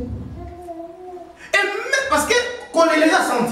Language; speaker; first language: French; non-native, local second language; Lingala